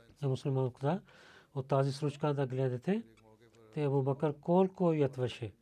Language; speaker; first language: Bulgarian; non-native, learner; Urdu